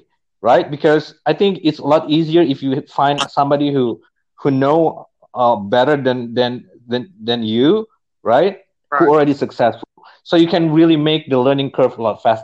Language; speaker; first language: English; non-native, fluent; Indonesian